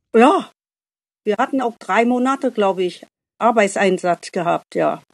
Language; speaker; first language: German; non-native, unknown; Vietnamese